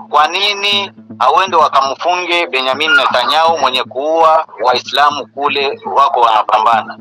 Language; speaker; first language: Swahili; native; Swahili